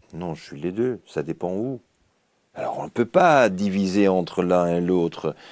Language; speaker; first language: French; native; French